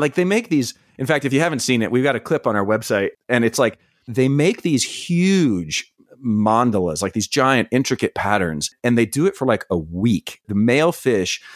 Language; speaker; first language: English; native; English